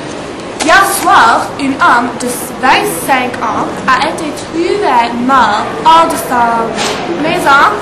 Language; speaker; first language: French; non-native, learner; English